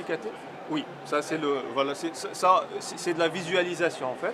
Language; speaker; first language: French; native; French